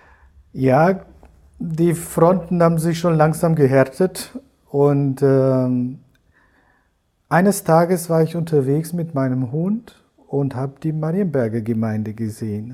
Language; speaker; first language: German; non-native, fluent; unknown